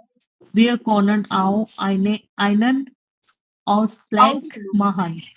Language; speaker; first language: German; non-native, learner; Urdu